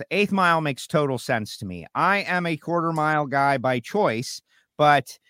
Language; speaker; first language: English; native; English